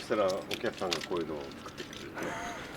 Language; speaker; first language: Japanese; native; Japanese